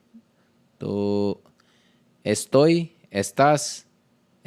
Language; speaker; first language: Spanish; non-native, learner; Hindi